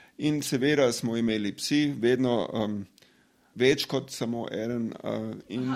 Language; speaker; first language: Slovenian; non-native, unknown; German